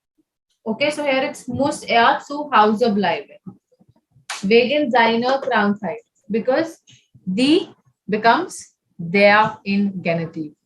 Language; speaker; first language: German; non-native, fluent; Hindi